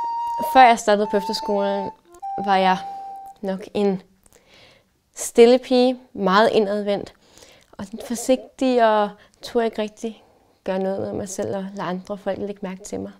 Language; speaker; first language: Danish; early bilingual, heritage; Danish